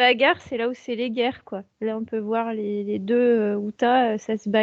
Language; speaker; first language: French; native; French